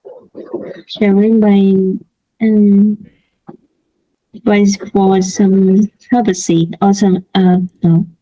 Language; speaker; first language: English; non-native, learner; Vietnamese